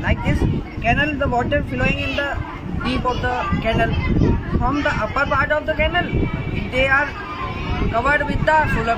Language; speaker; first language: English; non-native, learner; Hindi